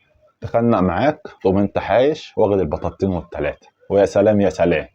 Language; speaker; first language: Arabic; native; Arabic